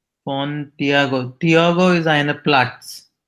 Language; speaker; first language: German; non-native, learner; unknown